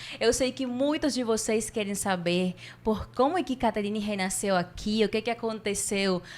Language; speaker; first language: Portuguese; non-native, fluent; Spanish